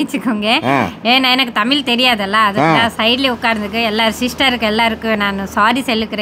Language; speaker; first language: Tamil; non-native, learner; Kannada